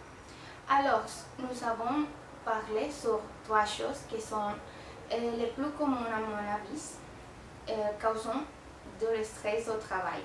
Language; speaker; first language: French; non-native, learner; Spanish